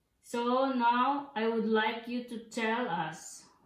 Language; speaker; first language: English; non-native, local second language; Filipino